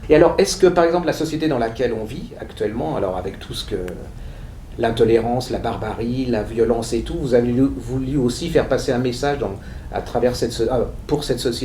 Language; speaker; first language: French; native; French